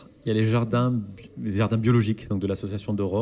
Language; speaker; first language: French; native; French